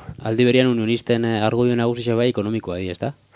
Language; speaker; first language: Basque; native; Basque